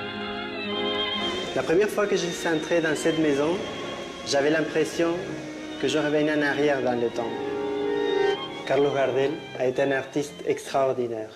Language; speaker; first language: French; non-native, fluent; Spanish